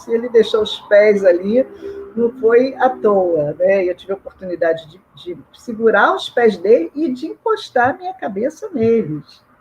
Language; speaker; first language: Portuguese; native; Portuguese